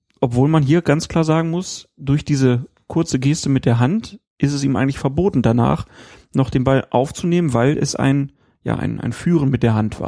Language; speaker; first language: German; native; German